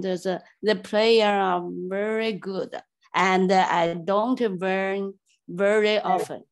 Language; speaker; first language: English; non-native, learner; Chinese